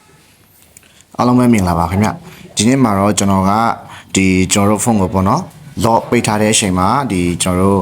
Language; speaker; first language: Burmese; native; Burmese